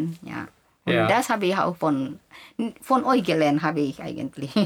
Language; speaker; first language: German; non-native, fluent; Indonesian